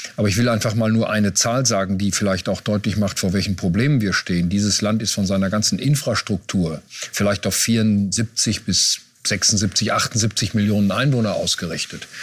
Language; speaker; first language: German; native; German